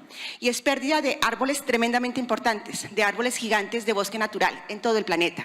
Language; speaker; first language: Spanish; native; Spanish